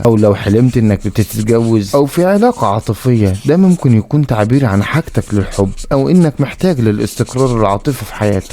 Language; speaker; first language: Arabic; native; Arabic